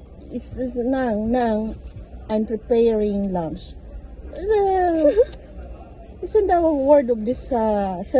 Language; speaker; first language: English; non-native, local second language; Filipino